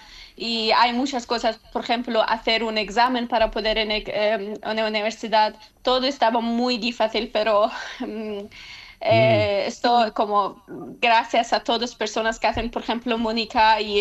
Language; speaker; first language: Spanish; non-native, learner; Persian